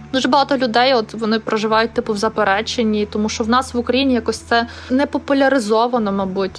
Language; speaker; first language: Ukrainian; native; Ukrainian